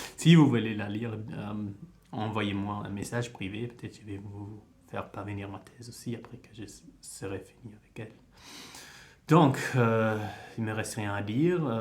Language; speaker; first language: French; early bilingual, heritage; French